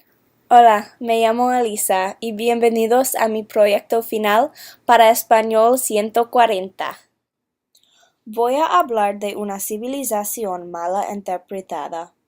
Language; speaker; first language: Spanish; non-native, learner; English